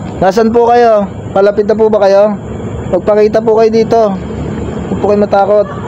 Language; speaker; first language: Filipino; native; Filipino